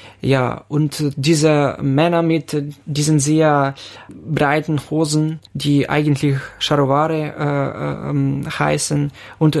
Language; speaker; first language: German; non-native, fluent; Ukrainian